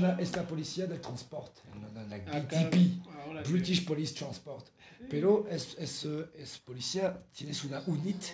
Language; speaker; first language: Spanish; non-native, learner; French